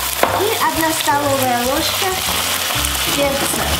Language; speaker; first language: Russian; non-native, local second language; Armenian